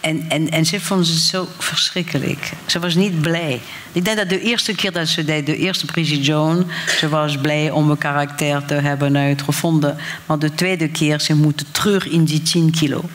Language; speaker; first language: Dutch; non-native, fluent; French